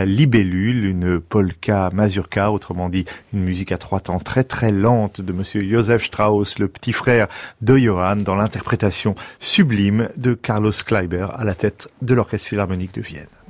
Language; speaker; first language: French; native; French